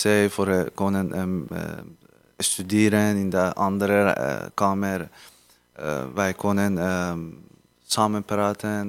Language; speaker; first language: Dutch; non-native, learner; Persian